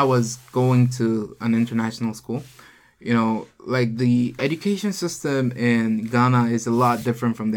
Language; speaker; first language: English; non-native, local second language; Korean